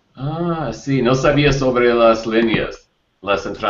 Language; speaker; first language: Spanish; non-native, learner; English